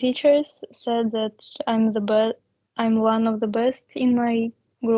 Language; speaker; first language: English; non-native, learner; Russian